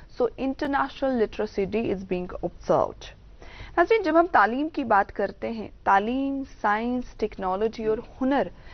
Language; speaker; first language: Hindi; non-native, local second language; Kashmiri